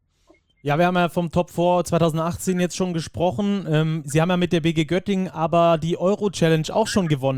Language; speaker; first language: German; native; German